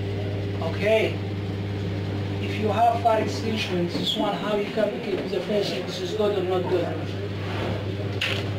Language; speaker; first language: English; non-native, learner; Arabic